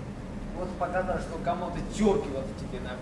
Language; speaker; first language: Russian; non-native, learner; Chinese